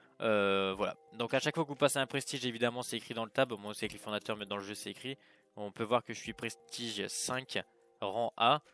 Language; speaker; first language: French; native; French